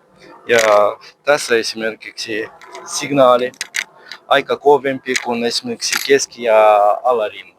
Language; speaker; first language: Finnish; non-native, learner; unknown